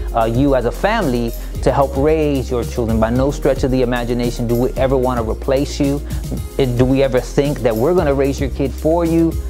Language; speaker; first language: English; native; English